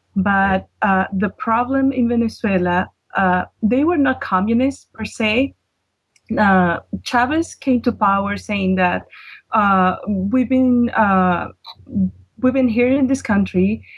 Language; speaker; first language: English; non-native, fluent; Spanish